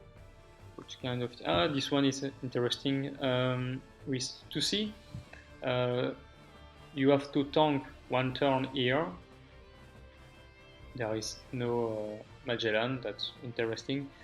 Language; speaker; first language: English; non-native, learner; French